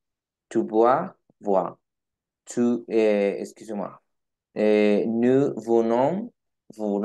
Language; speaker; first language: French; non-native, learner; Spanish